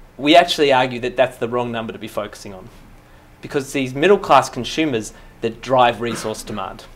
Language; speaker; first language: English; native; English